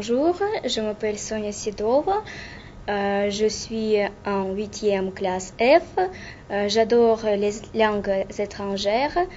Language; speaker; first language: French; non-native, learner; Russian